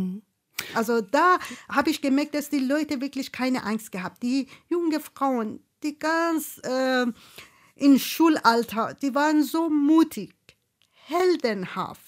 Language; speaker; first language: German; non-native, fluent; Persian